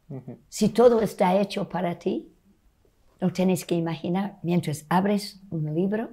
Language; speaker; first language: Spanish; non-native, fluent; English